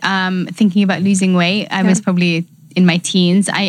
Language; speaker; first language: English; native; English